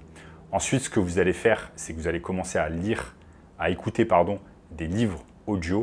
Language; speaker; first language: French; native; French